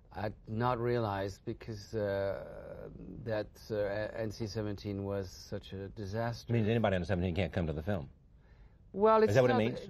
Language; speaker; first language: English; non-native, fluent; French